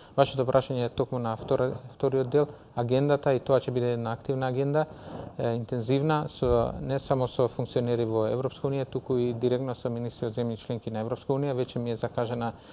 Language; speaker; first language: Macedonian; non-native, local second language; Albanian